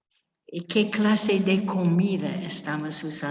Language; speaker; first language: Spanish; non-native, fluent; English